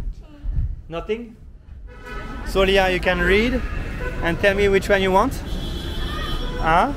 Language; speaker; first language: English; non-native, fluent; French